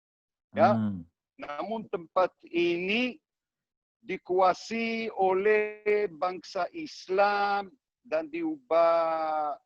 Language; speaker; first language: Indonesian; non-native, learner; Hebrew